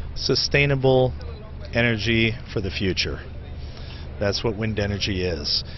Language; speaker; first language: English; native; English